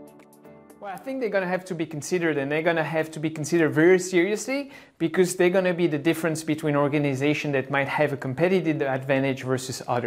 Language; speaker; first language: English; non-native, fluent; French